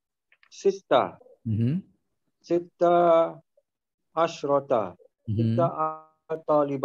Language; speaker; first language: Arabic; non-native, learner; Malay